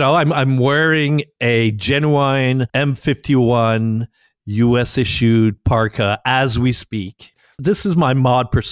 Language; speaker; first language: English; non-native, fluent; French